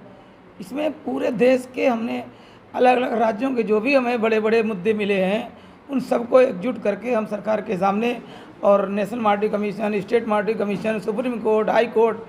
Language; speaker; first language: Hindi; native; Hindi